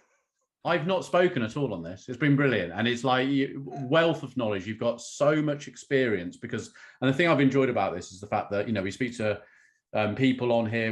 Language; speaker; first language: English; native; English